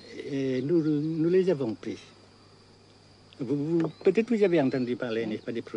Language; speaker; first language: French; non-native, fluent; Vietnamese